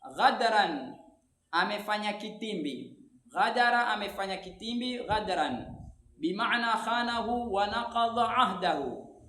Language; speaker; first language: Swahili; native; Swahili